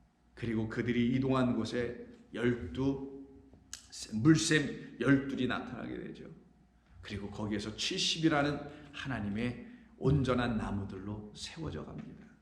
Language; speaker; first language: Korean; native; Korean